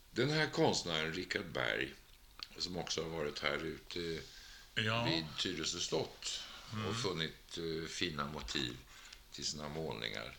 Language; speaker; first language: Swedish; native; Swedish